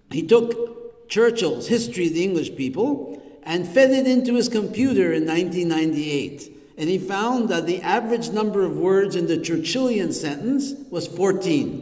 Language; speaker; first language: English; native; English